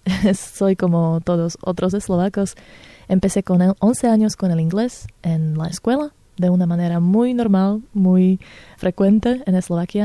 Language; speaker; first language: Spanish; non-native, fluent; Slovak